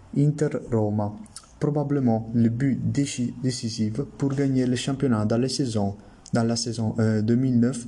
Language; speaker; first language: French; non-native, learner; Italian